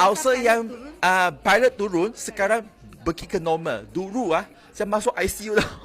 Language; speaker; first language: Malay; non-native, local second language; Chinese